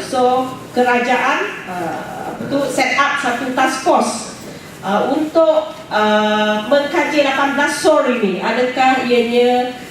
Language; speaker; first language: Malay; native; Malay